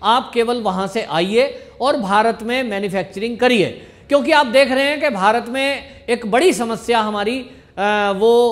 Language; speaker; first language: Hindi; native; Hindi